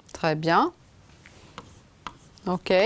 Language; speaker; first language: French; non-native, fluent; Romanian